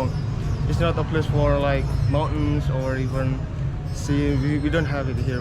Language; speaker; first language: English; non-native, fluent; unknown